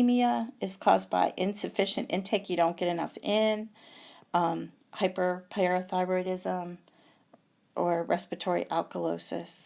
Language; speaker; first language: English; native; English